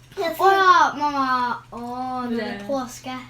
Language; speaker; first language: Norwegian; early bilingual, other home language; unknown